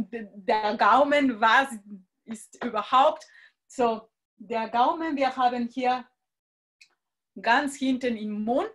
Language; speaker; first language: German; non-native, fluent; Spanish